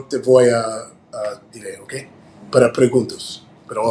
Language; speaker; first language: Spanish; non-native, learner; English